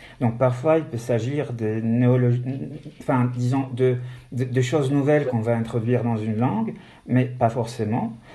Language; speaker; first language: French; non-native, fluent; Polish